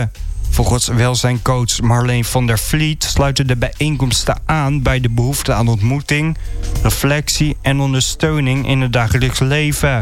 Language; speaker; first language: Dutch; native; Dutch